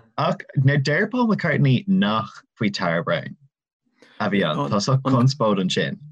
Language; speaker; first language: Irish; non-native, local second language; English